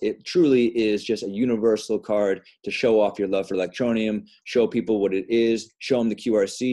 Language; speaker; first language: English; native; English